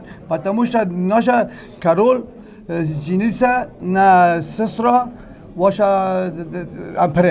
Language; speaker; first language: Russian; non-native, learner; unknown